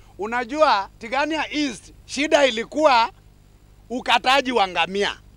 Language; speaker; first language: Swahili; non-native, local second language; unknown